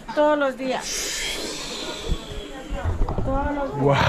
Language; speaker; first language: Spanish; native; Spanish